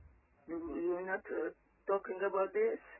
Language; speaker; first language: English; early bilingual, other home language; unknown